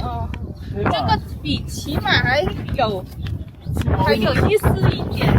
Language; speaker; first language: Chinese; non-native, learner; Vietnamese